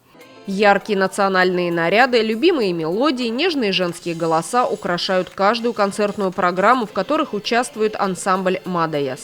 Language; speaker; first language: Russian; native; Russian